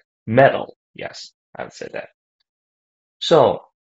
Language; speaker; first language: English; non-native, fluent; Korean